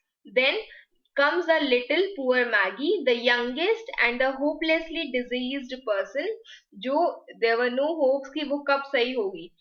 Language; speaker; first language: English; non-native, local second language; Hindi